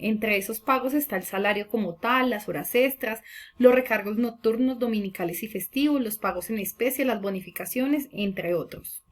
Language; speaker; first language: Spanish; native; Spanish